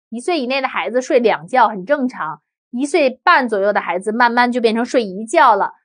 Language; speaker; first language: Chinese; native; Chinese